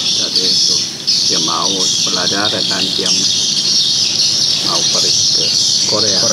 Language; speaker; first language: Indonesian; non-native, learner; Korean